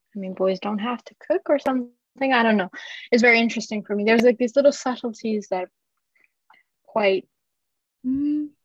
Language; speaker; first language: English; early bilingual, other home language; Japanese